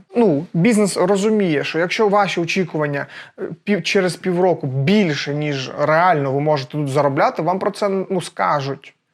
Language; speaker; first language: Ukrainian; non-native, local second language; Russian